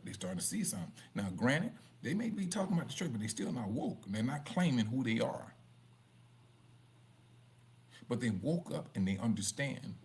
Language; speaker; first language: English; native; English